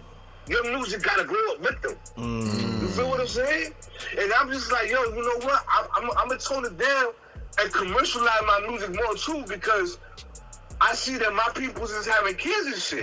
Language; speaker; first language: English; early bilingual, other home language; Spanish